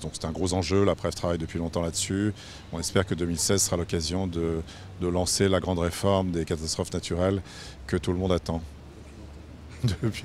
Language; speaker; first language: French; native; French